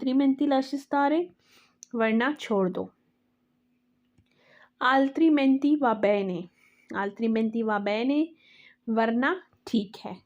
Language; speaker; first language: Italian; non-native, learner; Urdu